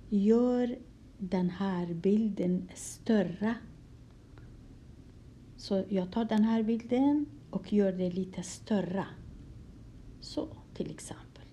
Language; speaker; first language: Swedish; non-native, fluent; Kurdish